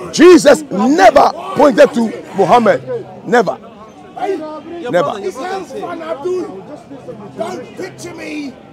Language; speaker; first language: English; non-native, local second language; Ga